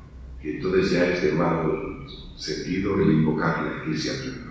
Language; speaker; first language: Spanish; native; Spanish